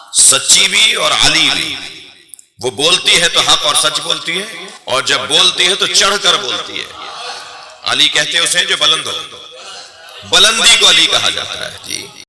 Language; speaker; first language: Urdu; native; Urdu